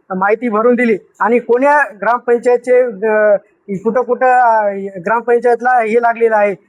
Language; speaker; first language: Marathi; native; Marathi